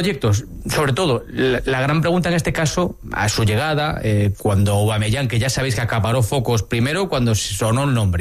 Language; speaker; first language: Spanish; native; Spanish